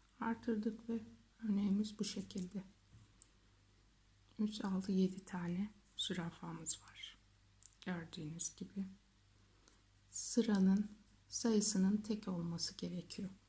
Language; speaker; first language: Turkish; native; Turkish